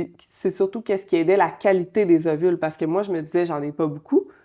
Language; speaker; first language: French; native; French